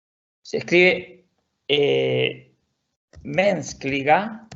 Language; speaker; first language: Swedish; non-native, fluent; Spanish